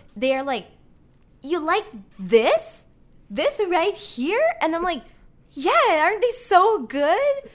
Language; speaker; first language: English; non-native, fluent; Portuguese